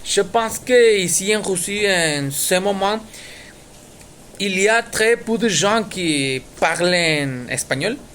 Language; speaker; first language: French; non-native, learner; Spanish